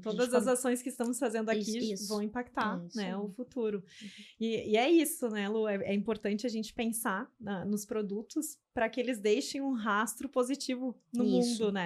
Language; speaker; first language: Portuguese; native; Portuguese